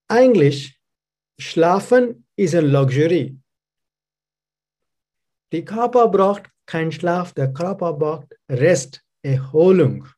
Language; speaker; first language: German; non-native, learner; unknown